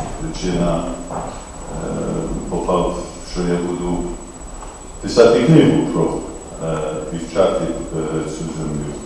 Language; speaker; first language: Ukrainian; early bilingual, heritage; Ukrainian